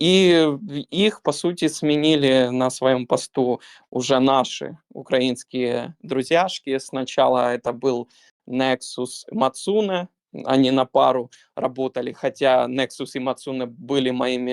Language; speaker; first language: Russian; native; Russian